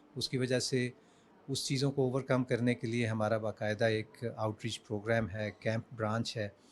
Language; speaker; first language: Urdu; native; Urdu